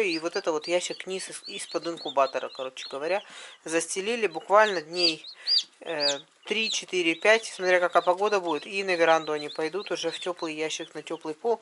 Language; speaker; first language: Russian; native; Russian